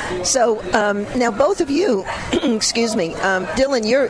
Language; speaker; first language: English; native; English